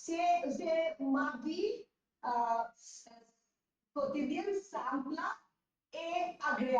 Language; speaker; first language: French; non-native, learner; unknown